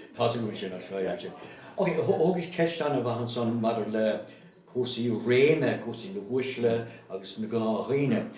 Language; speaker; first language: Irish; native; Irish